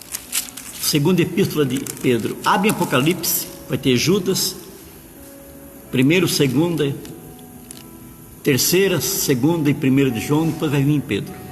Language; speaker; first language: Portuguese; native; Portuguese